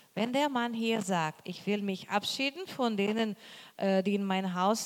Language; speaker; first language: German; non-native, fluent; Portuguese